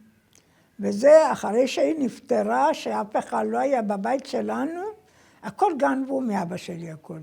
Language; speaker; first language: Hebrew; non-native, fluent; Persian